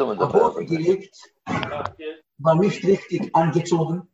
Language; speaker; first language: German; non-native, learner; Hebrew